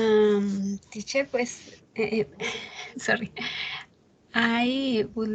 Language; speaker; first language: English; non-native, learner; Spanish